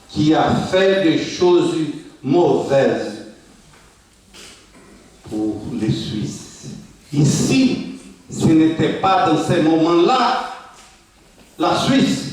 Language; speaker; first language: French; non-native, fluent; Portuguese